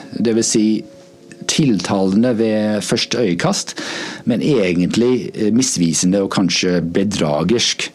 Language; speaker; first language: Norwegian; non-native, fluent; English